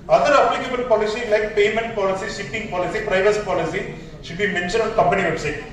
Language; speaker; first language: English; non-native, local second language; Tamil